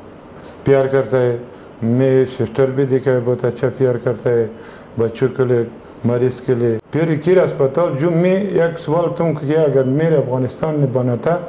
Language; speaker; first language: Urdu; non-native, learner; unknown